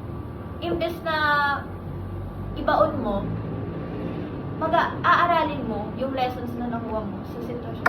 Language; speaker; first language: Filipino; native; Filipino